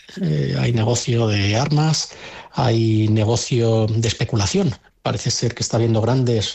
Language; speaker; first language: Spanish; native; Spanish